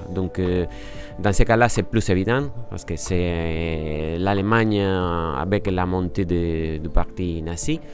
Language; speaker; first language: French; non-native, fluent; Spanish